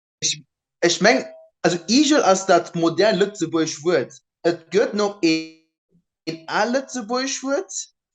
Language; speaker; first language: German; non-native, local second language; Luxembourgish